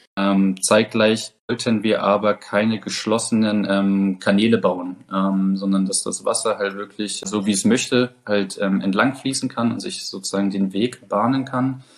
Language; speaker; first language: German; native; German